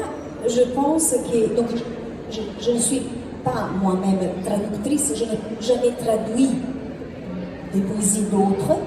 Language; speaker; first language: French; non-native, fluent; Italian